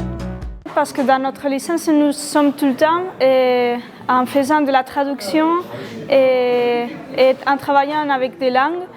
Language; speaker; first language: French; non-native, learner; Spanish